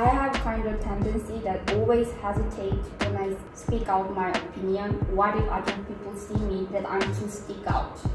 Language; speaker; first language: English; non-native, learner; Korean